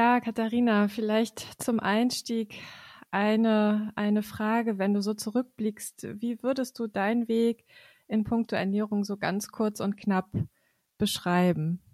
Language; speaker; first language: German; native; German